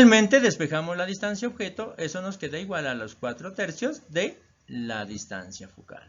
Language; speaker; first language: Spanish; native; Spanish